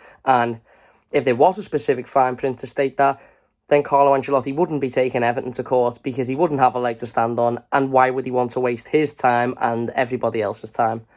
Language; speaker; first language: English; native; English